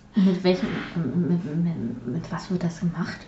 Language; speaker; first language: German; early bilingual, other home language; Polish